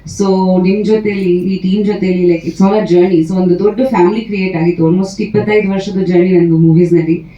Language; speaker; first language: Kannada; non-native, fluent; Bangla